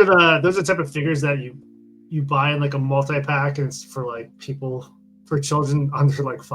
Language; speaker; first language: English; native; English